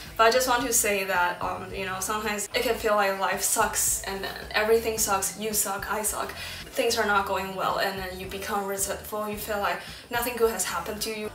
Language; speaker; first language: English; early bilingual, other home language; Chinese